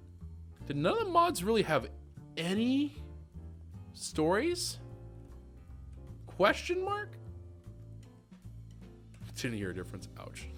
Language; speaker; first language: English; native; English